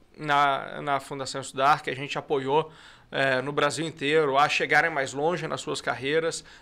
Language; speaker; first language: Portuguese; native; Portuguese